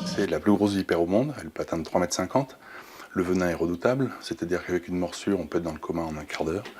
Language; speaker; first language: French; native; French